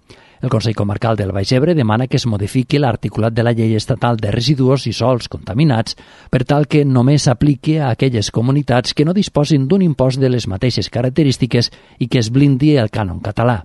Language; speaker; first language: Catalan; native; Catalan